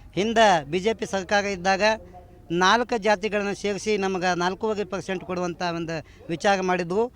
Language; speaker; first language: Kannada; non-native, local second language; Lambadi